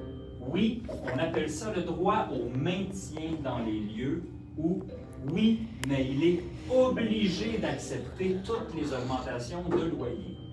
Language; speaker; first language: French; native; French